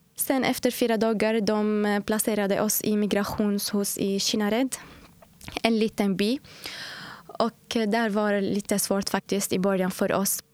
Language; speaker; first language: Swedish; non-native, fluent; Arabic